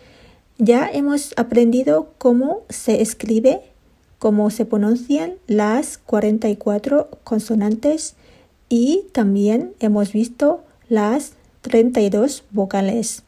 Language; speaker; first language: Spanish; non-native, fluent; Thai